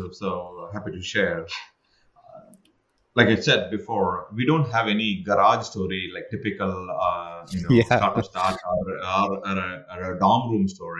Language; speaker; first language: English; non-native, local second language; Tamil